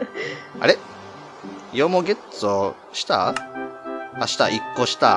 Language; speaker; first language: Japanese; native; Japanese